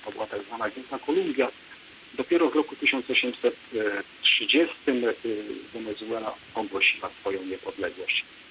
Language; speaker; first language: Polish; native; Polish